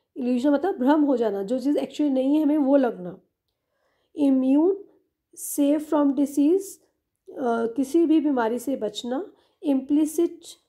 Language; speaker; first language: Hindi; non-native, local second language; Punjabi